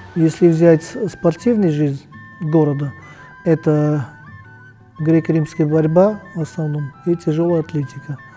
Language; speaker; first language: Russian; non-native, local second language; Armenian